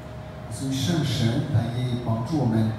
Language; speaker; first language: Chinese; non-native, fluent; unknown